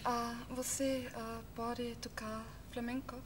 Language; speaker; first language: Portuguese; non-native, learner; German